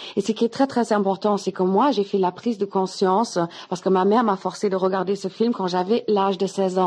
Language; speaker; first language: French; non-native, fluent; German